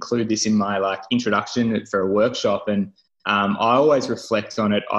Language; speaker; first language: English; native; English